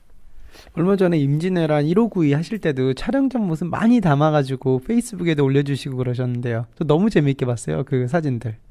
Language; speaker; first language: Korean; native; Korean